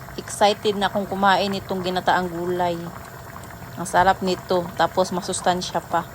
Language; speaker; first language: Filipino; non-native, local second language; Cebuano